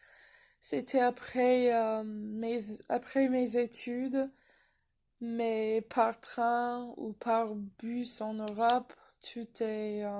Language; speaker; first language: French; non-native, fluent; English